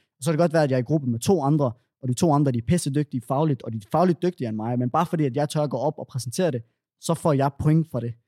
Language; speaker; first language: Danish; native; Danish